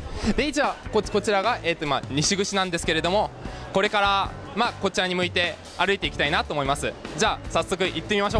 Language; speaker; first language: Japanese; early bilingual, heritage; Japanese